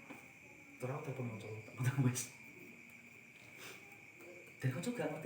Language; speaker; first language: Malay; non-native, local second language; Javanese